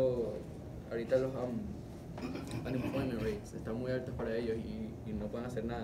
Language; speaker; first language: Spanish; early bilingual, heritage; Spanish